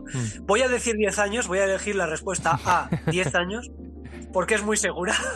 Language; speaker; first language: Spanish; native; Spanish